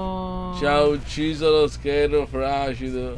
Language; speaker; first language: Italian; native; Italian